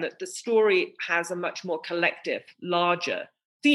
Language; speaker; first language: English; native; English